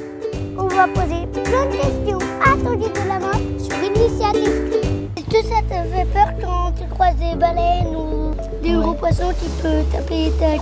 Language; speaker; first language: French; native; French